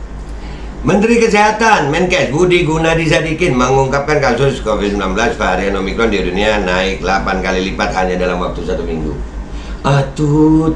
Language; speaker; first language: Indonesian; native; Indonesian